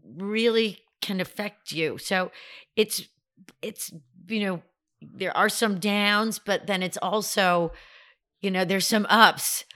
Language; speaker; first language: English; native; English